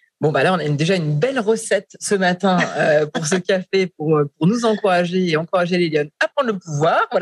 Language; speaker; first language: French; native; French